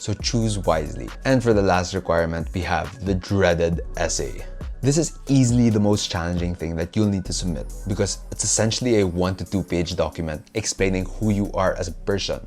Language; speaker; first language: English; non-native, local second language; Filipino